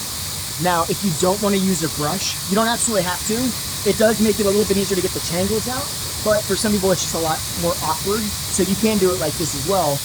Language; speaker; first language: English; native; English